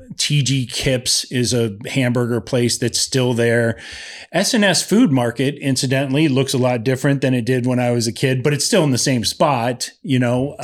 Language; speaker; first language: English; native; English